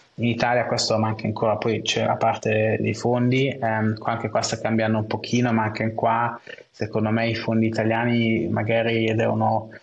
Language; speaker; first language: Italian; non-native, local second language; German